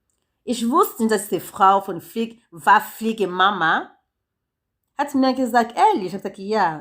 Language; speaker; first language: German; non-native, learner; Lingala